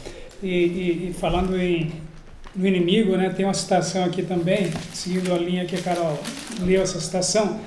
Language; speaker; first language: Portuguese; native; Portuguese